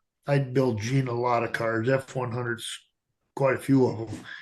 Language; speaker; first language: English; native; English